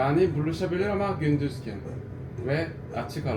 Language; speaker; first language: Turkish; non-native, fluent; Korean